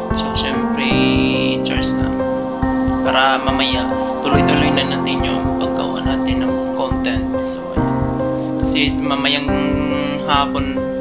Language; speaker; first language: Filipino; non-native, local second language; Cebuano